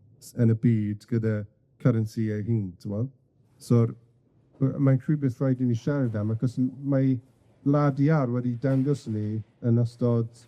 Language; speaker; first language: Welsh; non-native, fluent; English